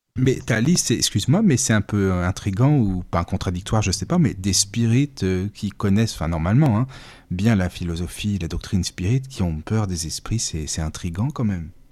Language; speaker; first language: French; native; French